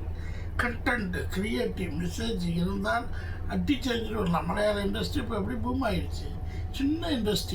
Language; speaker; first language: Tamil; native; Tamil